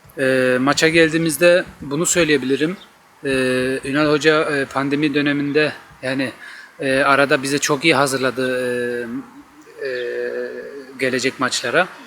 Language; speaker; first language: Turkish; early bilingual, heritage; Turkish